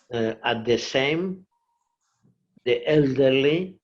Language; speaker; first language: English; non-native, learner; Portuguese